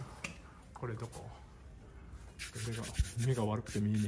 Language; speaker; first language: Japanese; native; Japanese